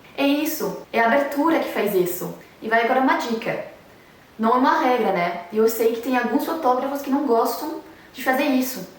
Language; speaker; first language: Portuguese; non-native, fluent; French